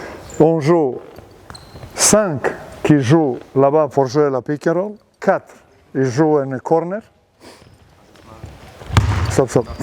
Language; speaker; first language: French; non-native, learner; Serbian